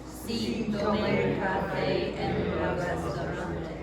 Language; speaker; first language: Spanish; non-native, learner; English